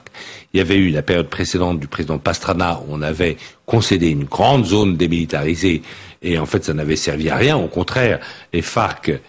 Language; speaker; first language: French; native; French